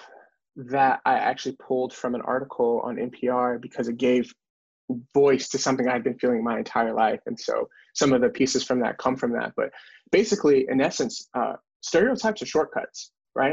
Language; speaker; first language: English; native; English